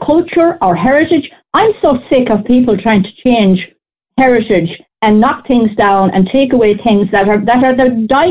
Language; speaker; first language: English; native; English